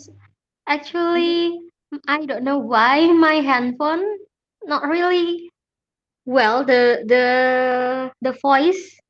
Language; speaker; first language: English; non-native, learner; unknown